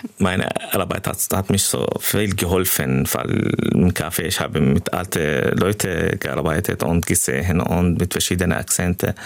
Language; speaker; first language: German; non-native, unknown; Arabic